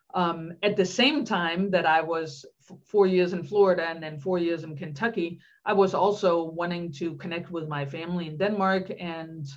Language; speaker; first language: English; non-native, fluent; Danish